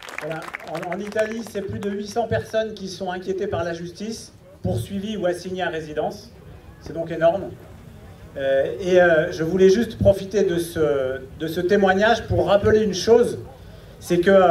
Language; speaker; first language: French; native; French